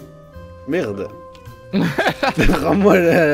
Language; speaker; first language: French; native; French